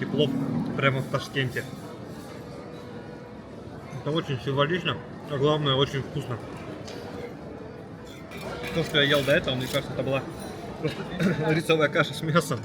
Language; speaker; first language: Russian; native; Russian